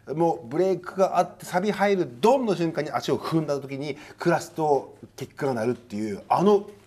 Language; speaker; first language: Japanese; native; Japanese